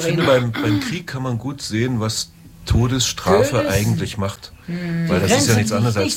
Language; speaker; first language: German; native; German